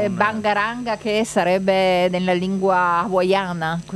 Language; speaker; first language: Italian; native; Italian